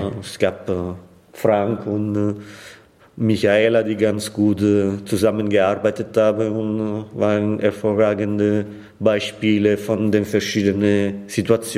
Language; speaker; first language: German; non-native, fluent; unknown